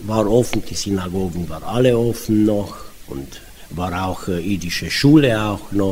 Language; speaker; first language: German; non-native, learner; Romanian